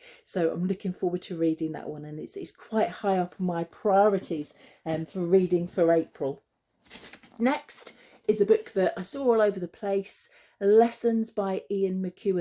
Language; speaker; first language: English; native; English